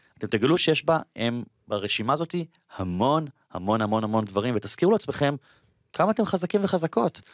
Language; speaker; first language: Hebrew; native; Hebrew